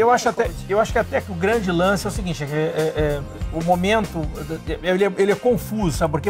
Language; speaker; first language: Portuguese; native; Portuguese